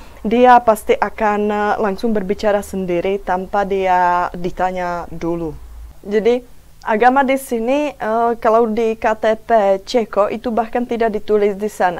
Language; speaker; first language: Indonesian; non-native, fluent; Czech